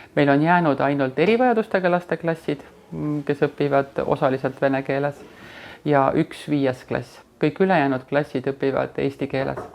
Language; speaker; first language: Estonian; non-native, local second language; Russian